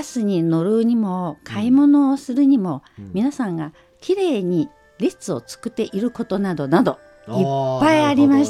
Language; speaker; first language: Japanese; non-native, fluent; Chinese